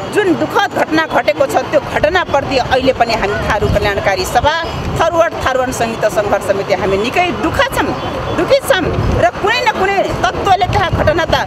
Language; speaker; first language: Nepali; non-native, local second language; Dangaura Tharu